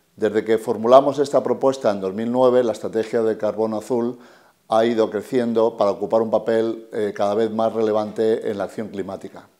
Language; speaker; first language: Spanish; native; Spanish